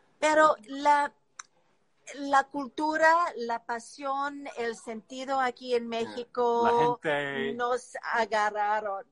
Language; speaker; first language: Spanish; non-native, learner; English